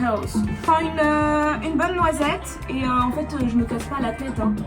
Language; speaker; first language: French; native; French